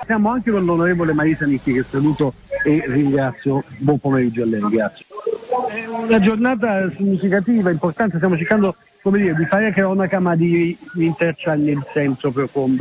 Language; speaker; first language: Italian; native; Italian